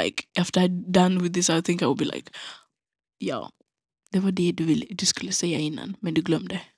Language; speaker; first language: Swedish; non-native, local second language; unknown